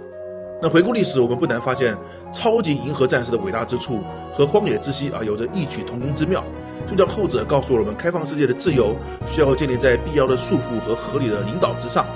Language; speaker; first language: Chinese; native; Chinese